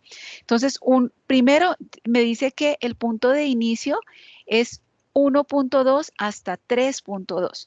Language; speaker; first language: Spanish; native; Spanish